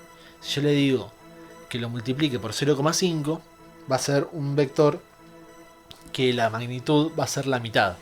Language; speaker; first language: Spanish; native; Spanish